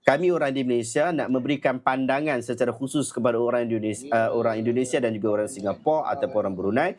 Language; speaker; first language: Malay; native; Malay